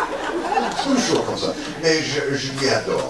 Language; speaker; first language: French; non-native, learner; English